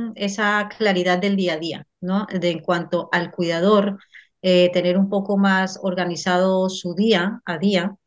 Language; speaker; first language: Spanish; native; Spanish